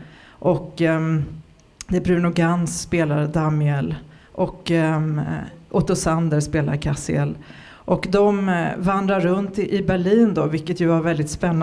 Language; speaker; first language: Swedish; native; Swedish